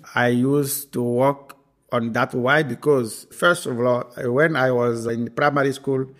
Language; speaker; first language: English; non-native, fluent; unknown